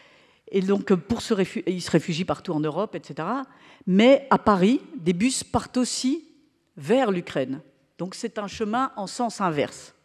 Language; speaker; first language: French; native; French